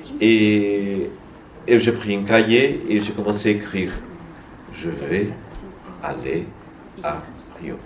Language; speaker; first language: French; non-native, learner; Portuguese